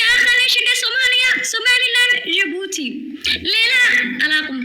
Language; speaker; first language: Amharic; non-native, learner; Somali